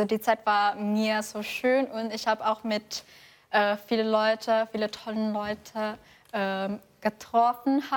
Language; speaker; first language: German; non-native, fluent; Indonesian